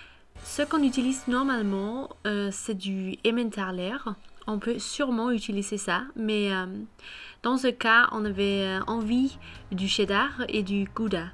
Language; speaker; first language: French; non-native, fluent; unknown